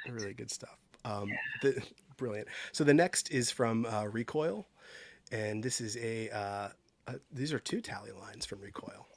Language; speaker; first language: English; native; English